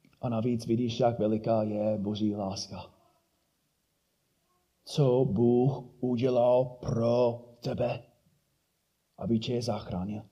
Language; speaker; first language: Czech; non-native, fluent; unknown